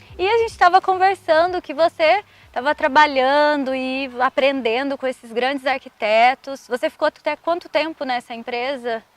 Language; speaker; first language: Portuguese; native; Portuguese